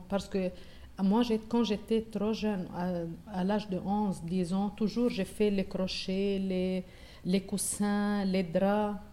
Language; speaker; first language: French; non-native, local second language; Arabic